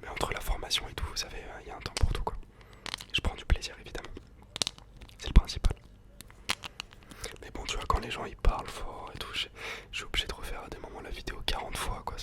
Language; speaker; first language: French; native; French